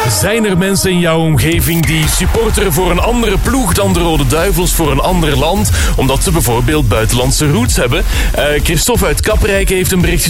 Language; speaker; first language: Dutch; native; Dutch